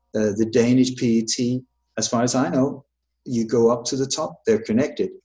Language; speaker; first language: English; early bilingual, other home language; Danish